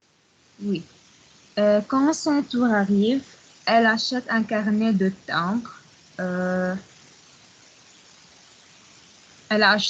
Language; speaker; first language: French; non-native, learner; Arabic